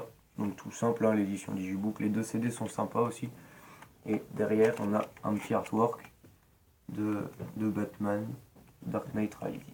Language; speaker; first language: French; native; French